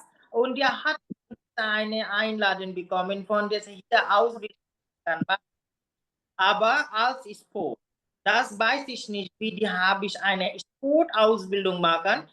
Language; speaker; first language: German; non-native, learner; Bangla